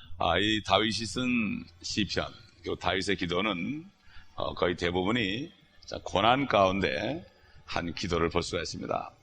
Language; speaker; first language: Korean; native; Korean